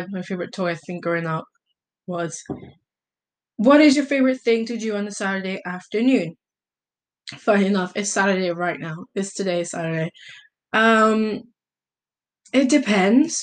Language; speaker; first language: English; early bilingual, other home language; Italian